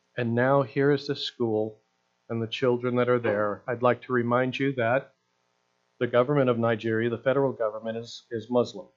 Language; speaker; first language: English; native; English